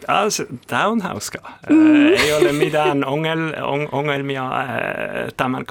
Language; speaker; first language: Finnish; non-native, learner; German